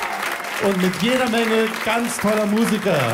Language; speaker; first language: German; native; German